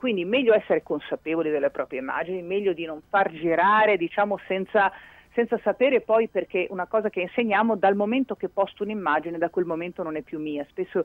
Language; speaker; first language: Italian; native; Italian